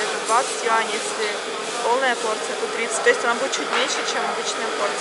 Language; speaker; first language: Russian; native; Russian